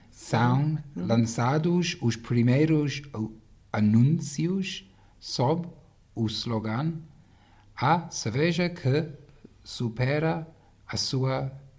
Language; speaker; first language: Portuguese; non-native, learner; English